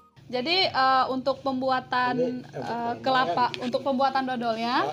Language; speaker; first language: Indonesian; native; Indonesian